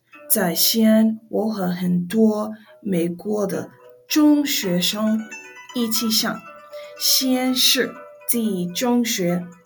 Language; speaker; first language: Chinese; non-native, learner; English